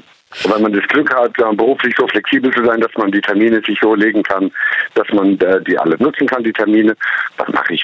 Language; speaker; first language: German; native; German